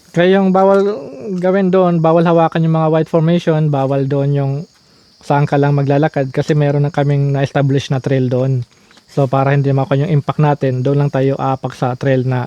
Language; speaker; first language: Filipino; non-native, local second language; Waray